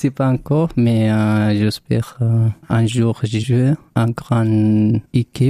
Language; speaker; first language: French; non-native, learner; Arabic